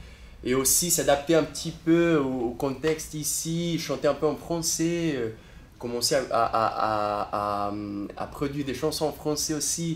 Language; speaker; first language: French; non-native, fluent; Portuguese